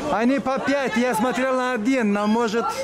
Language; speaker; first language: Russian; non-native, local second language; Romanian